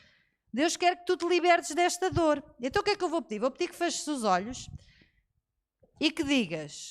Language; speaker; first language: Portuguese; native; Portuguese